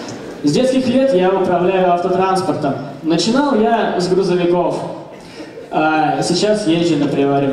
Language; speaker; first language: Russian; native; Russian